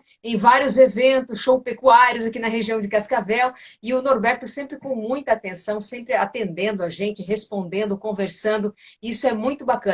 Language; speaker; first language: Portuguese; native; Portuguese